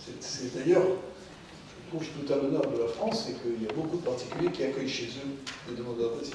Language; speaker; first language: French; native; French